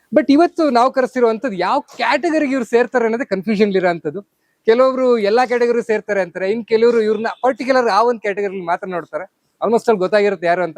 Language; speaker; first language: Kannada; native; Kannada